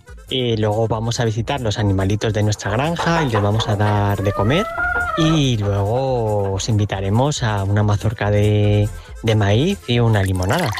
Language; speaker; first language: Spanish; native; Spanish